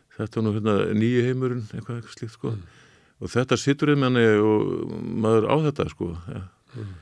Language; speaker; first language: Icelandic; native; Icelandic